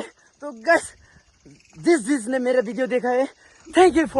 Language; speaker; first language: Hindi; non-native, local second language; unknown